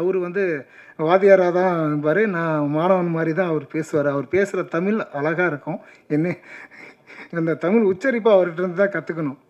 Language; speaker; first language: Tamil; native; Tamil